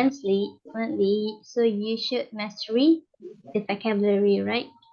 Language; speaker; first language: English; non-native, learner; Indonesian